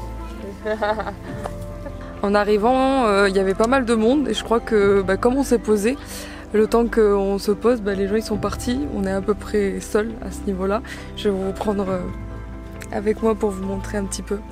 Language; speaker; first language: French; native; French